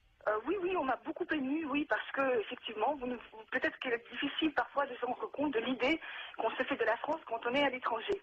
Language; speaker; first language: French; non-native, fluent; Russian